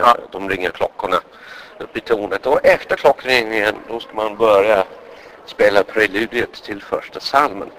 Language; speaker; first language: Swedish; non-native, fluent; English